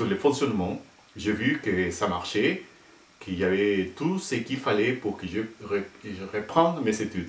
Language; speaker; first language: French; non-native, fluent; Spanish